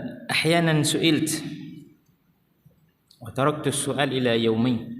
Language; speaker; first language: Arabic; non-native, fluent; Malay